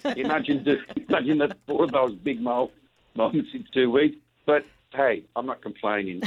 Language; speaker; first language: English; native; English